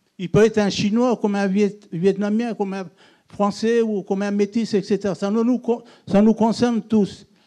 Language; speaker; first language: French; non-native, local second language; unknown